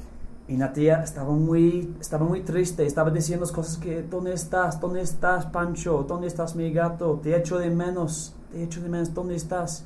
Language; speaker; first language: Spanish; non-native, fluent; English